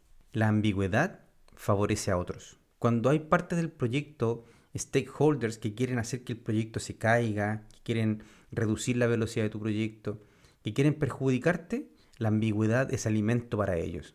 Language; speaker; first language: Spanish; native; Spanish